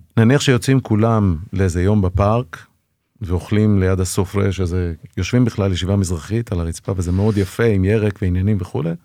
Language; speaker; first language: Hebrew; early bilingual, other home language; Persian